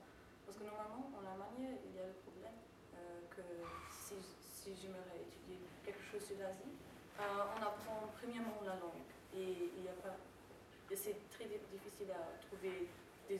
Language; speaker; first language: French; non-native, fluent; German